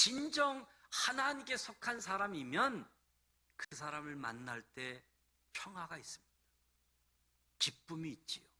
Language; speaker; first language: Korean; native; Korean